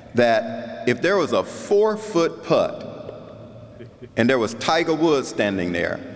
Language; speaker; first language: English; native; English